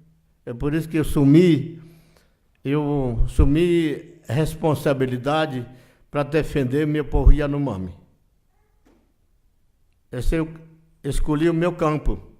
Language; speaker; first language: Portuguese; non-native, local second language; Yanomámi